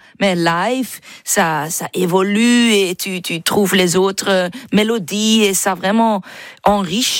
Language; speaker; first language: French; non-native, fluent; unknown